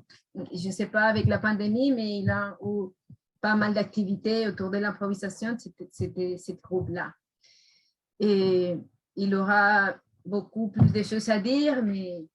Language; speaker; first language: French; non-native, fluent; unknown